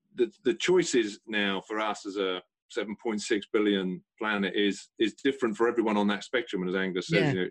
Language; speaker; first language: English; native; English